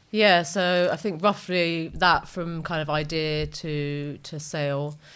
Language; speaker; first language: English; native; English